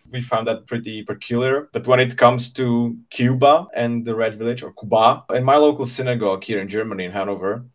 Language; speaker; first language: English; non-native, fluent; Czech